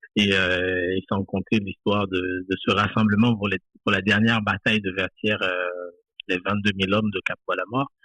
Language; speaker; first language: French; non-native, local second language; Haitian Creole